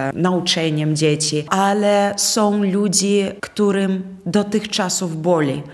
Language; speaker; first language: Polish; non-native, fluent; Russian